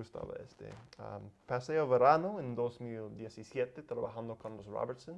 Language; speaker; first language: Spanish; non-native, learner; English